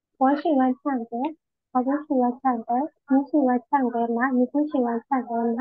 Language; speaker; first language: Chinese; non-native, learner; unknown